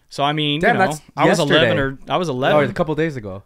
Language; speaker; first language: English; native; English